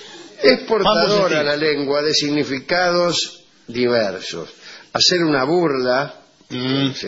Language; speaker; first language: Spanish; native; Spanish